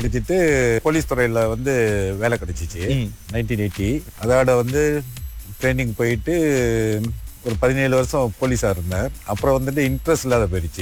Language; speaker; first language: Tamil; early bilingual, heritage; Tamil